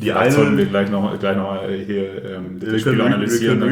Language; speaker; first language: German; native; German